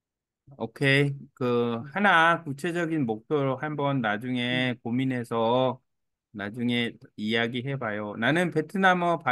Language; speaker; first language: Korean; native; Korean